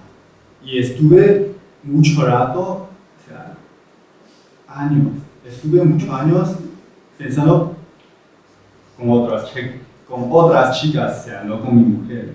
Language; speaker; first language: Spanish; non-native, fluent; Chinese